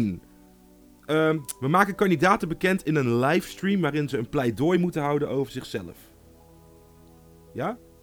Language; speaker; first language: Dutch; native; Dutch